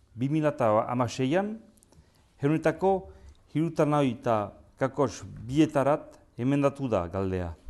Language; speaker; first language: Basque; native; Basque